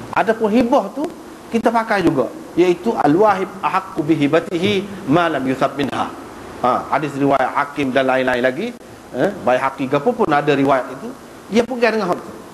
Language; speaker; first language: Malay; native; Malay